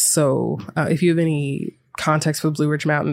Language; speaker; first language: English; native; English